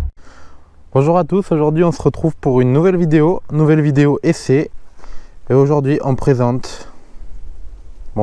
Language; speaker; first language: French; native; French